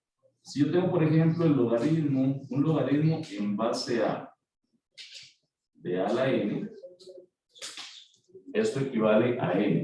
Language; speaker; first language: Spanish; native; Spanish